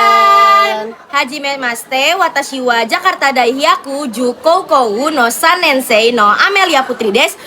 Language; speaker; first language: Japanese; non-native, learner; Indonesian